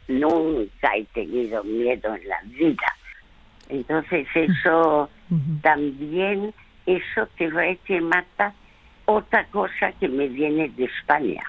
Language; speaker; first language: Spanish; early bilingual, other home language; French